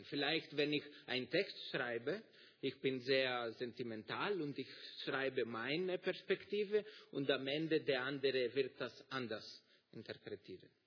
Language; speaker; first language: German; non-native, fluent; Greek